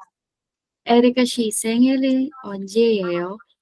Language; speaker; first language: Korean; non-native, learner; Filipino